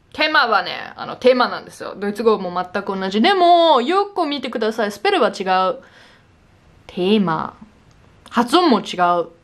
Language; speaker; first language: Japanese; non-native, fluent; German